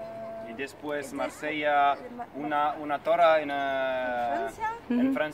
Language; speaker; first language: Spanish; non-native, learner; French